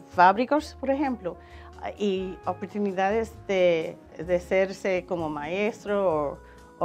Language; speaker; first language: Spanish; non-native, learner; English